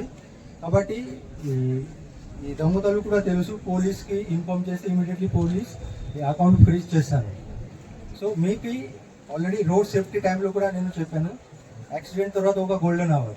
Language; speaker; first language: Telugu; non-native, learner; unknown